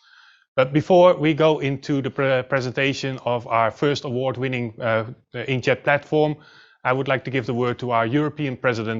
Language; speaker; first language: English; non-native, fluent; Dutch